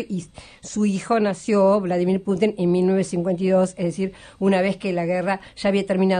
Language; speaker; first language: Spanish; native; Spanish